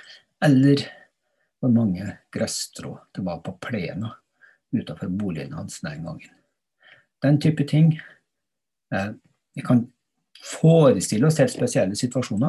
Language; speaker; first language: Norwegian; native; Norwegian